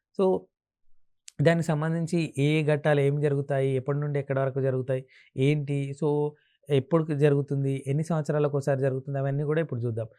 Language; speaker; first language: Telugu; native; Telugu